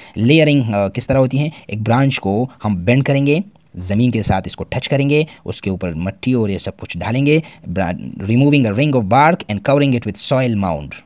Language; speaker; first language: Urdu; non-native, local second language; Pashto